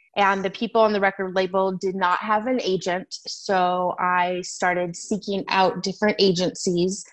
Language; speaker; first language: English; native; English